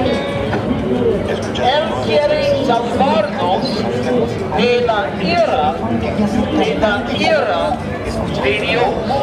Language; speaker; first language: Spanish; non-native, learner; English